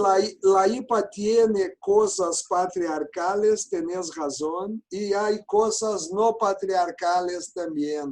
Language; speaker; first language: Spanish; non-native, learner; Portuguese